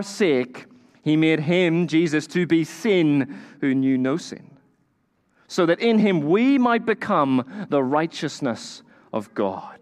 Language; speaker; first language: English; native; English